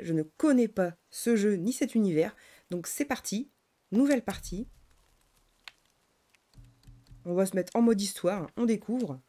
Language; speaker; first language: French; native; French